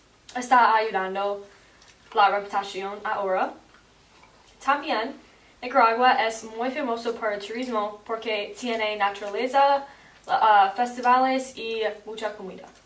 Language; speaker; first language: Spanish; non-native, learner; English